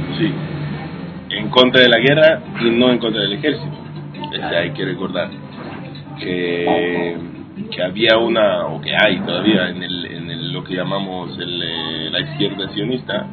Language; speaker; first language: Spanish; non-native, fluent; Hebrew